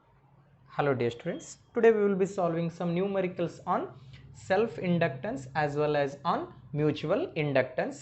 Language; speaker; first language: English; non-native, local second language; Kannada